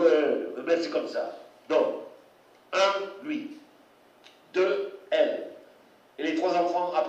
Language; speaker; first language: French; native; French